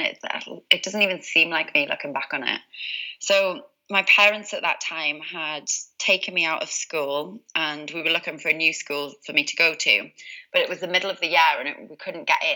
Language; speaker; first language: English; native; English